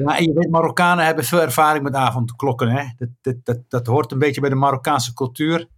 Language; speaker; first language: Dutch; early bilingual, other home language; Riffian